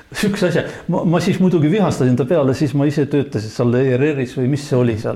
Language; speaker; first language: Estonian; non-native, local second language; Russian